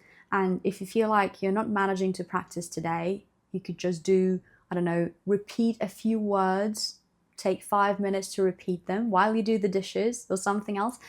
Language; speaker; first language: English; non-native, fluent; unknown